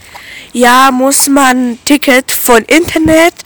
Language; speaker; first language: German; non-native, local second language; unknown